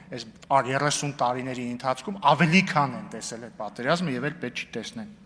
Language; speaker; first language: Armenian; native; Armenian